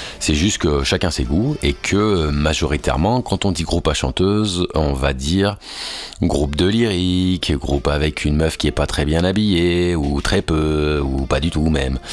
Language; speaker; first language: French; native; French